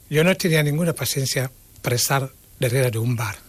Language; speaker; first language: Catalan; non-native, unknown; Wolof